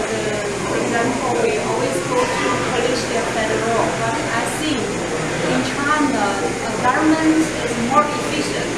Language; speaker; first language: English; non-native, learner; Chinese